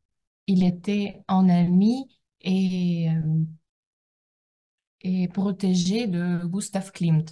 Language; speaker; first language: French; non-native, learner; Russian